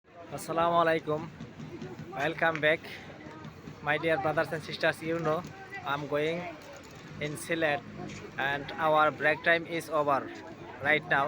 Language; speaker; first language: English; non-native, learner; Bangla